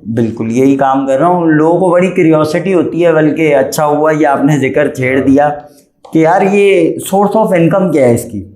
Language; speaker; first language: Urdu; native; Urdu